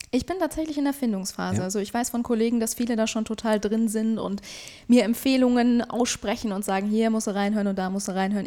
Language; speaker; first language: German; native; German